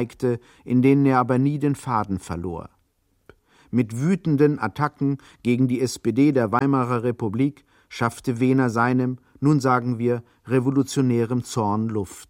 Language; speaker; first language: German; native; German